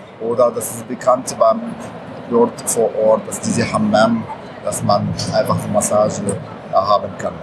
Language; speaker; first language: German; non-native, learner; Arabic